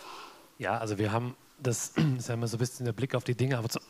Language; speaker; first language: German; native; German